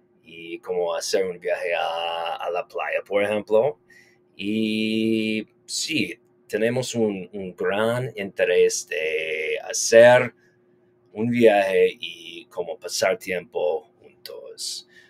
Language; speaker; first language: Spanish; non-native, fluent; English